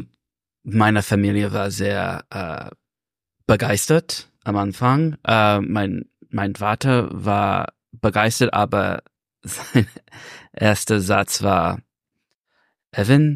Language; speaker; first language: German; non-native, learner; English